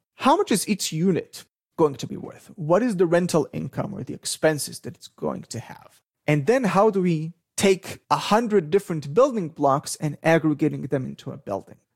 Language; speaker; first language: English; non-native, fluent; Hebrew